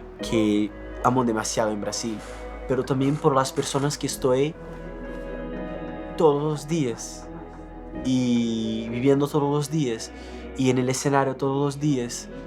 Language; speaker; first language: Spanish; non-native, fluent; Portuguese